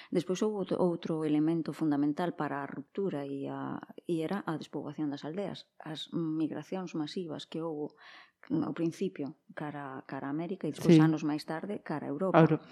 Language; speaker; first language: Galician; native; Galician